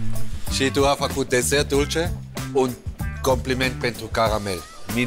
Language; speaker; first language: Romanian; non-native, learner; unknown